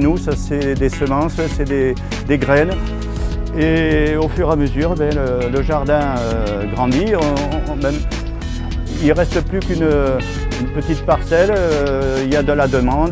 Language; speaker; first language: French; native; French